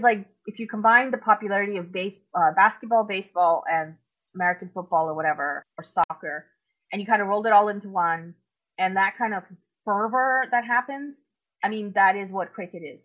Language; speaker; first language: English; non-native, local second language; Urdu